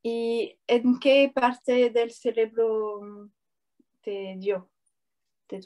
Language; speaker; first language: Spanish; non-native, learner; French